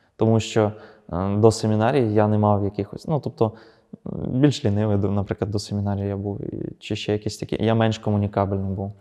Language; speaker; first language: Ukrainian; early bilingual, other home language; Russian